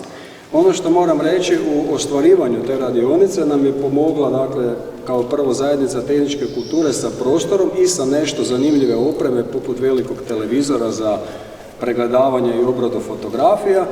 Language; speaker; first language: Croatian; native; Croatian